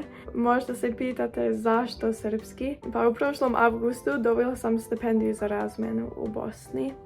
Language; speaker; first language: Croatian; non-native, learner; English